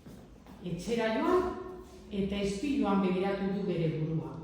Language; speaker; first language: Basque; non-native, learner; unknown